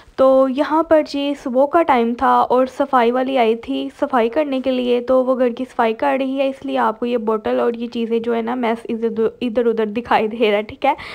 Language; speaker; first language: Urdu; native; Urdu